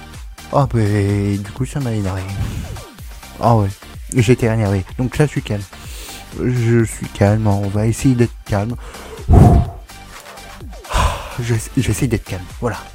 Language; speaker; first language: French; native; French